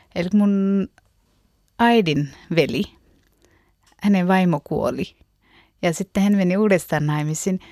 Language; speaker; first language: Finnish; non-native, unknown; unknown